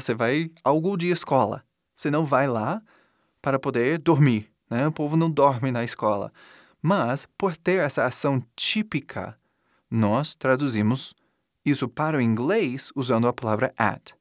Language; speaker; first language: Portuguese; non-native, fluent; English